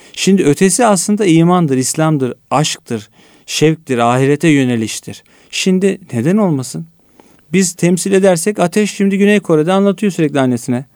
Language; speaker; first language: Turkish; native; Turkish